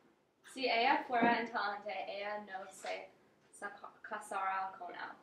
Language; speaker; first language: Spanish; non-native, learner; English